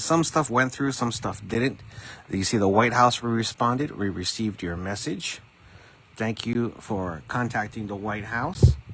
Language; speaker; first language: English; native; English